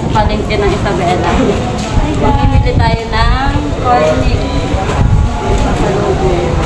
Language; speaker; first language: Filipino; non-native, local second language; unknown